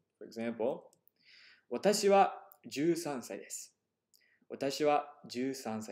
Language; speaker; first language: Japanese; non-native, fluent; English